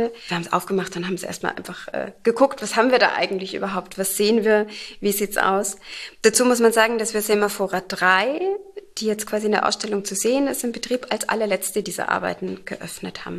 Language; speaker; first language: German; native; German